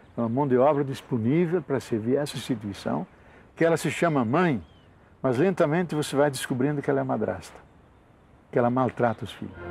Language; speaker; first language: Portuguese; non-native, local second language; Italian